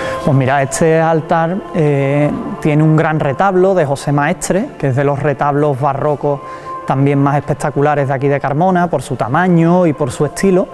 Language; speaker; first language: Spanish; native; Spanish